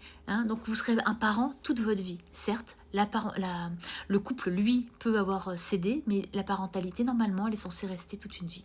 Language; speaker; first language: French; native; French